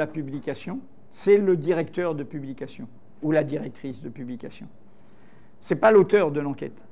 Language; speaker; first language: French; native; French